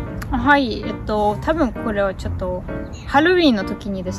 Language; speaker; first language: Japanese; non-native, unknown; Russian